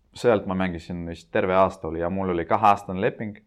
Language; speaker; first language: Estonian; non-native, local second language; Russian